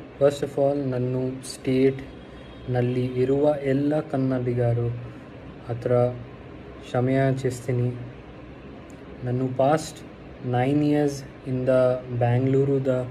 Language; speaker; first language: Kannada; non-native, learner; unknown